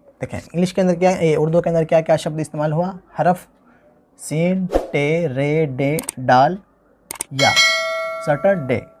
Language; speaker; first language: Hindi; native; Hindi